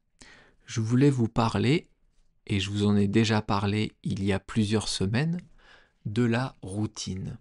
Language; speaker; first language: French; native; French